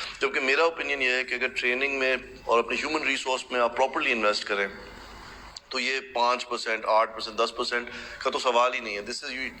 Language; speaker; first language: Urdu; native; Urdu